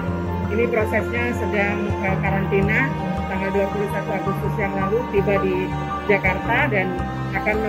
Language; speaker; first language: Indonesian; native; Indonesian